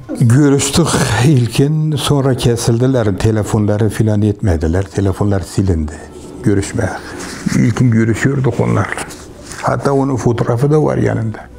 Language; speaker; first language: Turkish; native; Turkish